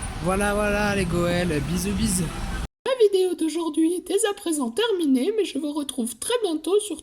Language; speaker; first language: French; native; French